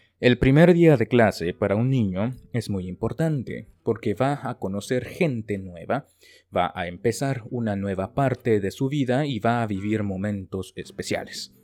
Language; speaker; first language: Spanish; non-native, fluent; Chinese